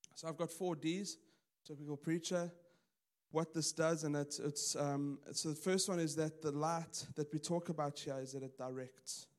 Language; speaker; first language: English; native; English